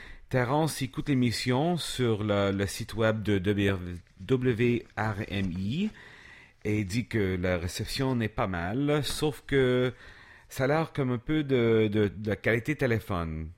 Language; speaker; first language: French; non-native, learner; English